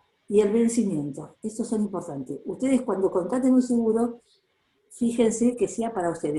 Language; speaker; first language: Spanish; native; Spanish